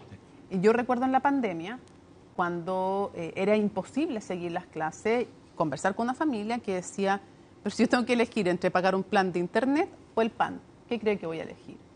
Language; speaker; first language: Spanish; native; Spanish